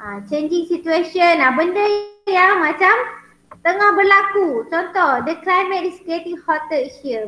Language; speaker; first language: English; non-native, local second language; Malay